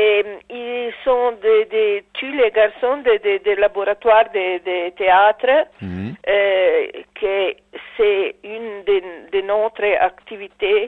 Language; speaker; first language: French; non-native, learner; Italian